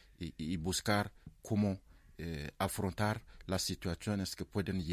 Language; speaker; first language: Spanish; non-native, fluent; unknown